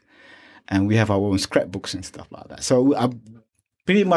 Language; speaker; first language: English; non-native, local second language; Malay